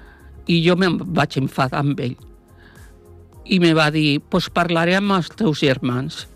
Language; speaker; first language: Catalan; non-native, local second language; Spanish